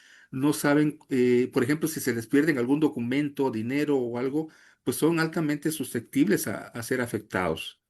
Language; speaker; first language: Spanish; native; Spanish